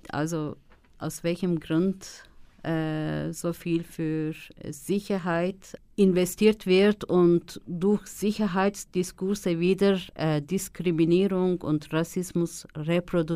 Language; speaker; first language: German; non-native, fluent; Turkish